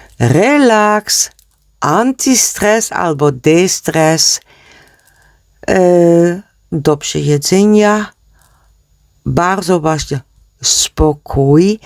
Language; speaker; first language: Polish; non-native, learner; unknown